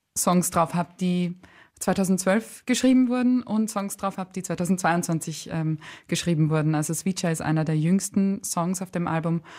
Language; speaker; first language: German; native; German